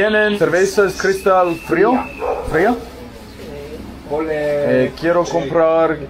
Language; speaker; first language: Spanish; non-native, learner; English